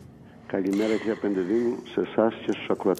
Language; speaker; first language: Greek; native; Greek